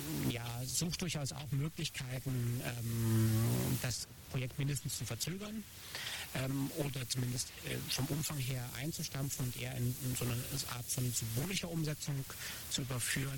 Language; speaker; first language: German; native; German